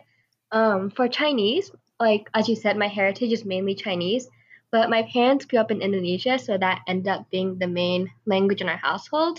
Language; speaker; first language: English; native; English